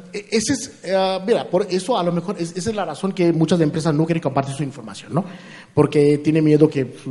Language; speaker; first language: Spanish; non-native, fluent; Hindi